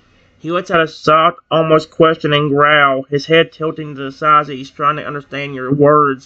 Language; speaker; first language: English; native; English